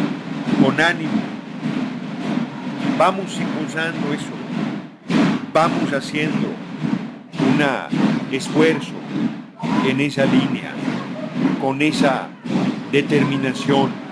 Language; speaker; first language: Spanish; native; Spanish